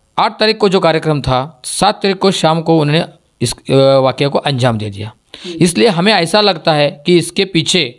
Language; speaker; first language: Hindi; non-native, local second language; Marathi